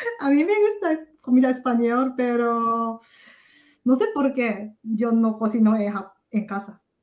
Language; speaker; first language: Spanish; non-native, learner; Japanese